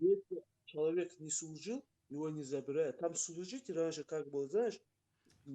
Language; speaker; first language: Russian; non-native, local second language; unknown